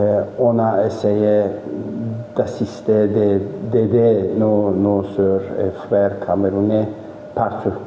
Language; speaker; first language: French; non-native, fluent; Turkish